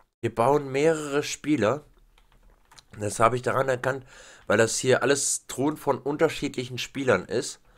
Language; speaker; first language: German; native; German